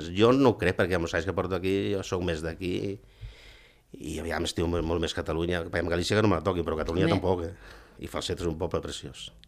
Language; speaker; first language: Catalan; early bilingual, other home language; Galician